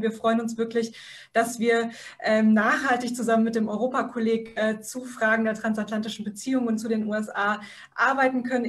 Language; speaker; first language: German; native; German